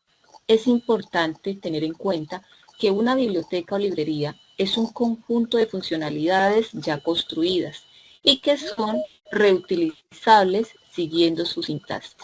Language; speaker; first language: Spanish; native; Spanish